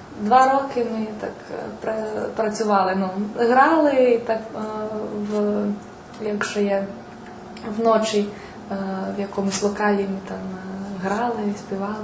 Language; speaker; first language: Ukrainian; non-native, local second language; Serbian